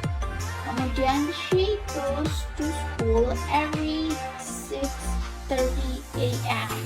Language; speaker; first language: English; non-native, fluent; Indonesian